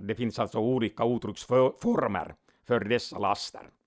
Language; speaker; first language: Swedish; non-native, local second language; Finnish